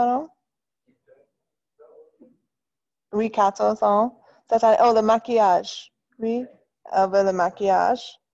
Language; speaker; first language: French; non-native, fluent; English